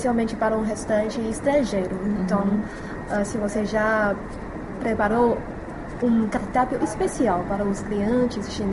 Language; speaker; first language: Portuguese; non-native, fluent; Chinese